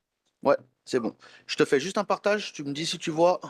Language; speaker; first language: French; native; French